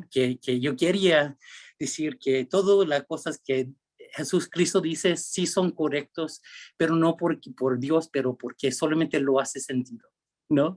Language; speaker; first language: Spanish; early bilingual, heritage; Spanish